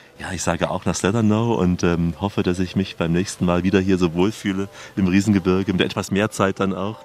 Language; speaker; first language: German; native; German